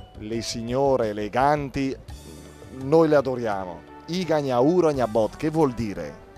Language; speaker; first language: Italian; native; Italian